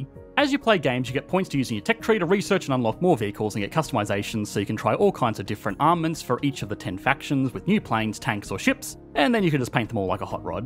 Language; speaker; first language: English; native; English